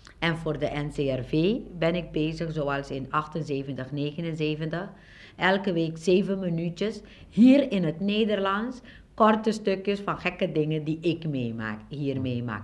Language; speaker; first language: Dutch; non-native, local second language; Papiamento